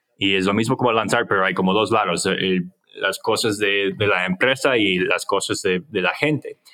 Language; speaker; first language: Spanish; non-native, fluent; English